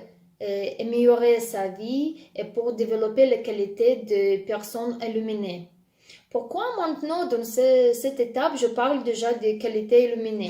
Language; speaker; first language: French; non-native, fluent; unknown